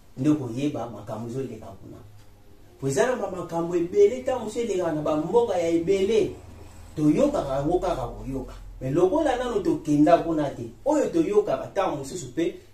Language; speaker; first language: Lingala; non-native, local second language; Kongo